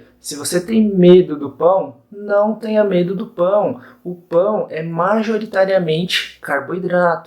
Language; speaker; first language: Portuguese; native; Portuguese